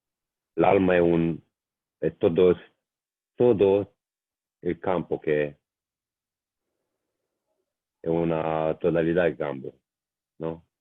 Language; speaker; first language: Spanish; non-native, learner; Italian